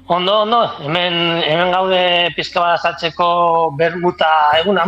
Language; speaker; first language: Basque; non-native, local second language; Spanish